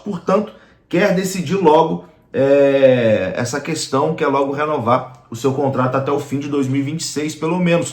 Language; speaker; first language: Portuguese; native; Portuguese